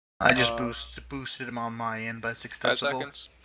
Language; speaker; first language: English; native; English